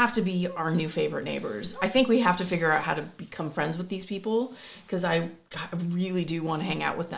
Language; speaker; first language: English; native; English